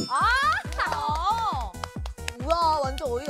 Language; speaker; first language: Korean; native; Korean